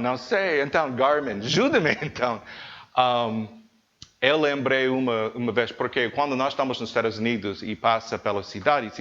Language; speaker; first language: Portuguese; non-native, learner; English